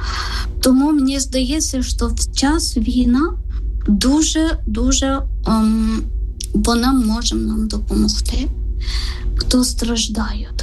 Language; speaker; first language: Ukrainian; non-native, learner; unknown